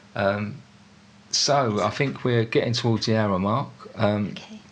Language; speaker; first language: English; native; English